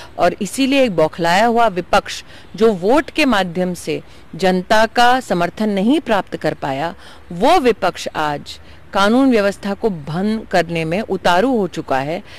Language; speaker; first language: Hindi; native; Hindi